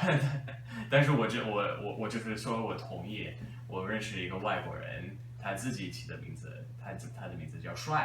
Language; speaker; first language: Chinese; native; Chinese